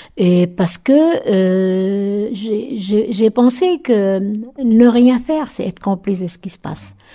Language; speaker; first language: French; native; French